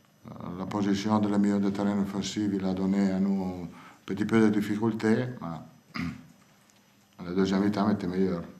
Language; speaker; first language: French; non-native, fluent; Italian